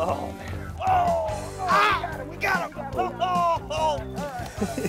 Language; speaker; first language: English; native; English